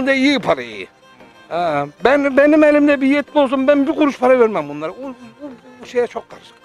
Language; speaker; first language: Turkish; native; Turkish